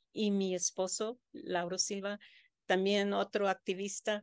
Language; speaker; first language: Spanish; early bilingual, heritage; Spanish